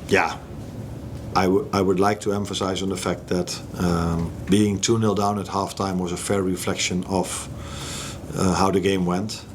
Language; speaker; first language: English; non-native, fluent; Dutch